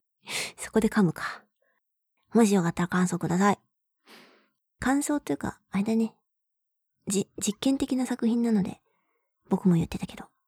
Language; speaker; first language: Japanese; native; Japanese